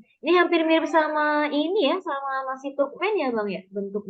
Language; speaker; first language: Indonesian; native; Indonesian